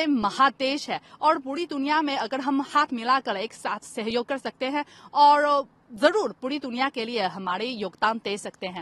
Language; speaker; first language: Hindi; non-native, fluent; Chinese